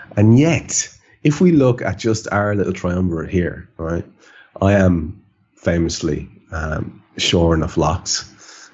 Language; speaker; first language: English; native; English